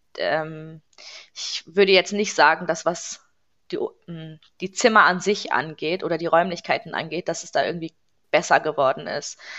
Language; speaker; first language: German; early bilingual, other home language; Persian